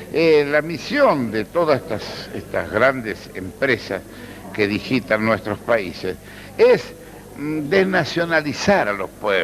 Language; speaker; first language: Spanish; native; Spanish